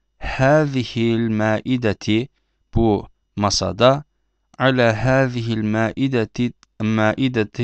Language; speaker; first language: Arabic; non-native, fluent; Turkish